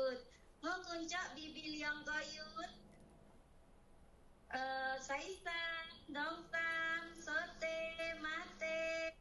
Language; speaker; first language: Cantonese; non-native, learner; Indonesian